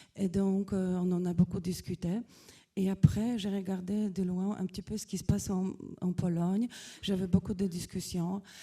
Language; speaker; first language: French; non-native, fluent; Polish